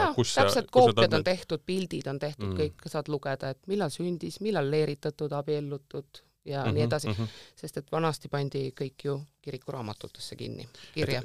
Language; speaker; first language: Estonian; native; Estonian